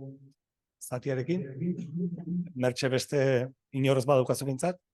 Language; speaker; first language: Basque; native; Basque